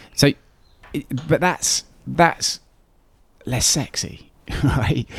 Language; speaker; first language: English; native; English